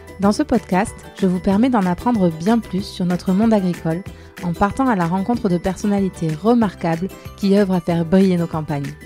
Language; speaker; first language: French; native; French